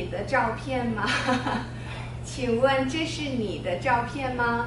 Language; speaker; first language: Chinese; non-native, learner; English